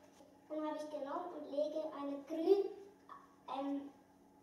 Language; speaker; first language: German; early bilingual, other home language; Russian